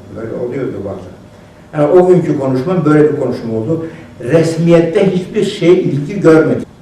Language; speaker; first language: Turkish; non-native, local second language; Kurdish